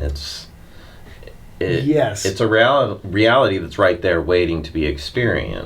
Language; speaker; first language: English; native; English